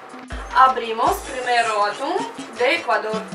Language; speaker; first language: Spanish; non-native, learner; Russian